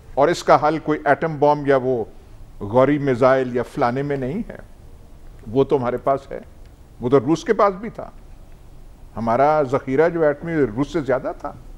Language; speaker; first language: Urdu; non-native, local second language; Punjabi